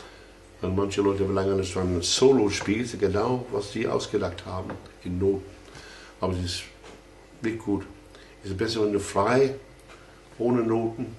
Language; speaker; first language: German; non-native, fluent; English